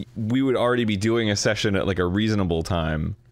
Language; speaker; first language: English; native; English